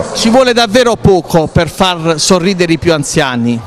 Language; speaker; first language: Italian; native; Italian